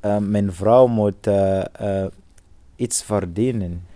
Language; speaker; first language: Dutch; non-native, learner; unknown